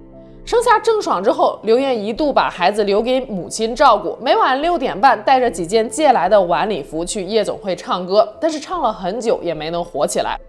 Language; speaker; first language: Chinese; native; Chinese